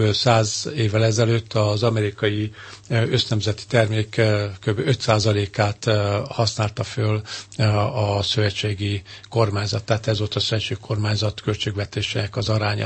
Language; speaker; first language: Hungarian; native; Hungarian